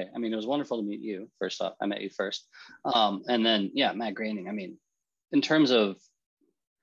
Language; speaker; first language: English; native; English